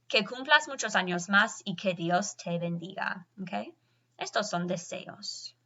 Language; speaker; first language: Spanish; non-native, fluent; English